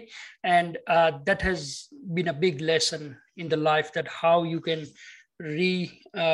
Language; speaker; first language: English; non-native, local second language; Gujarati